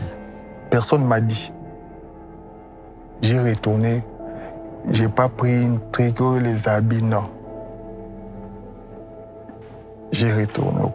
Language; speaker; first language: French; non-native, local second language; Lingala